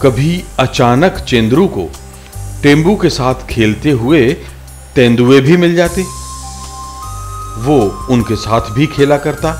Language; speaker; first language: Hindi; native; Hindi